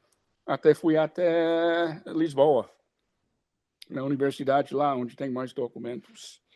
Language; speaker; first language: Portuguese; non-native, fluent; English